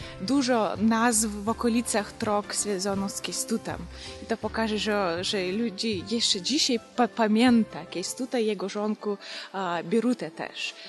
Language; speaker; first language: Polish; non-native, learner; Russian